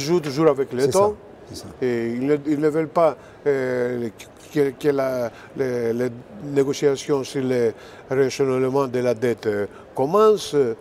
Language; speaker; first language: French; non-native, fluent; Greek